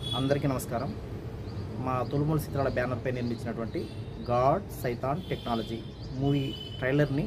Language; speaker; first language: Telugu; native; Telugu